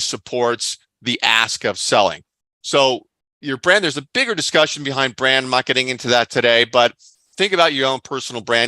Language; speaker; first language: English; native; English